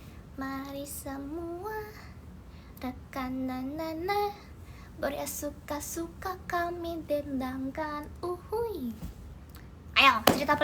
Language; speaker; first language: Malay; non-native, learner; Indonesian